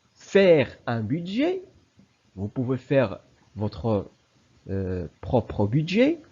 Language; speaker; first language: French; non-native, local second language; Arabic